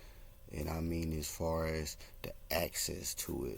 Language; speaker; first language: English; native; English